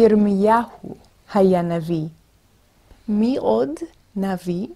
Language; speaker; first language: Hebrew; non-native, fluent; English